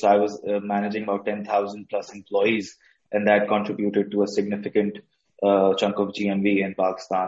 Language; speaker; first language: English; non-native, local second language; Urdu